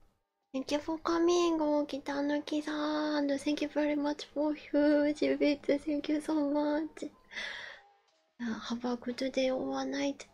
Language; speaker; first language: English; non-native, learner; Japanese